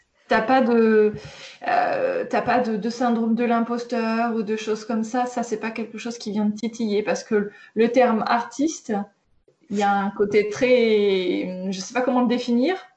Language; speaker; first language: French; native; French